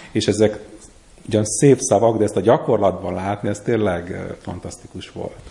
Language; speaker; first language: Hungarian; native; Hungarian